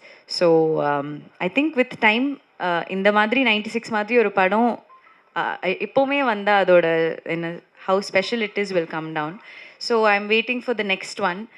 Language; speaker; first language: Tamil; non-native, local second language; Malayalam